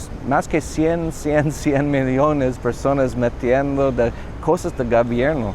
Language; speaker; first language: Spanish; non-native, learner; English